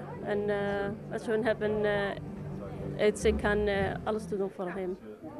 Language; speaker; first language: Dutch; non-native, learner; Kurdish